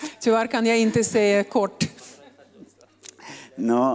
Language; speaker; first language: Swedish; non-native, learner; Russian